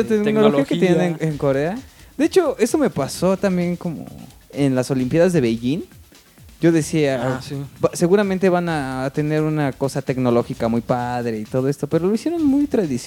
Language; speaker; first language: Spanish; native; Spanish